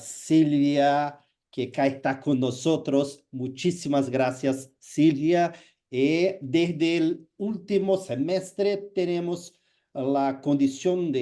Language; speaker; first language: Spanish; non-native, fluent; Portuguese